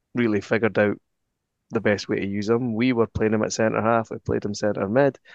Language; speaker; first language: English; native; English